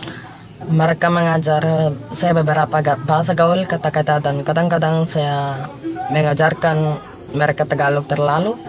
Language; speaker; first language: Indonesian; non-native, learner; Filipino